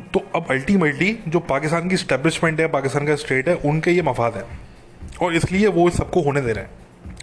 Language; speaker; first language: Hindi; native; Hindi